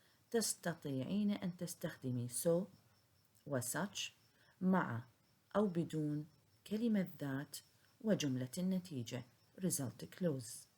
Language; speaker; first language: Arabic; native; Arabic